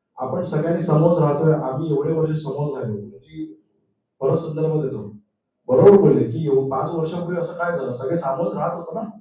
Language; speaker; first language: Marathi; native; Marathi